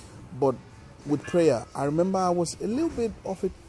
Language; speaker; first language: English; non-native, local second language; Yoruba